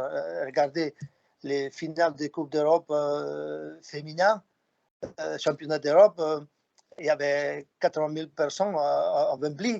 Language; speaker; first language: French; non-native, fluent; Slovak